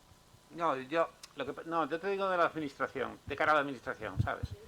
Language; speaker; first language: Spanish; native; Spanish